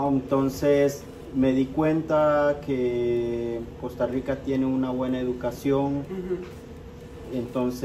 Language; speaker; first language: Spanish; non-native, local second language; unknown